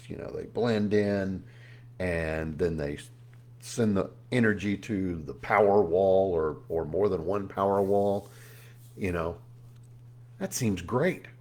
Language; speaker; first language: English; native; English